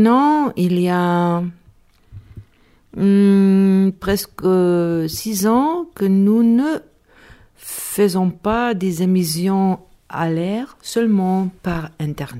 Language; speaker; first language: French; non-native, learner; Spanish